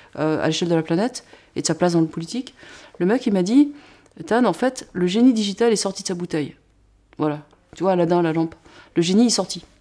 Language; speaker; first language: French; native; French